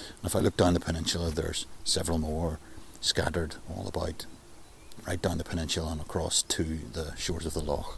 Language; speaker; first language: English; native; English